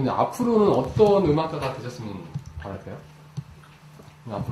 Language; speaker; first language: Korean; native; Korean